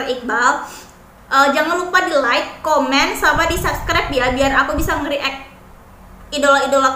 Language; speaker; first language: Indonesian; native; Indonesian